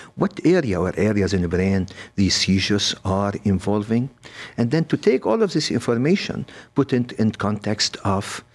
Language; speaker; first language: English; non-native, fluent; Arabic